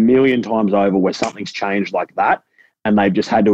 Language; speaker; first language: English; native; English